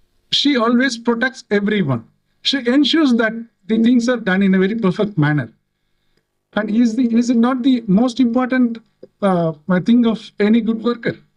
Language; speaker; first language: English; non-native, local second language; Tamil